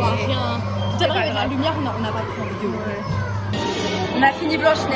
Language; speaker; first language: French; native; French